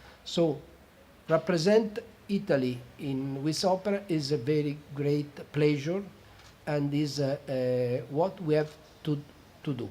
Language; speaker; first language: English; non-native, fluent; Italian